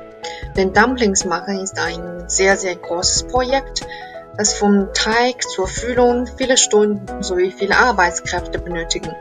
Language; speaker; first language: German; non-native, fluent; Chinese